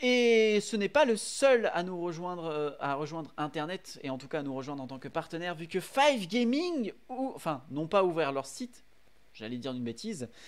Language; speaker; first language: French; native; French